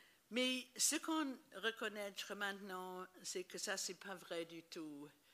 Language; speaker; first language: French; non-native, fluent; English